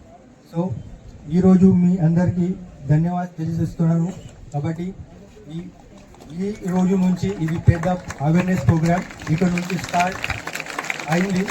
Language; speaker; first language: Telugu; non-native, learner; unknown